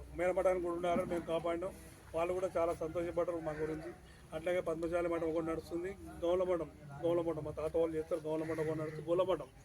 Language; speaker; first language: Telugu; native; Telugu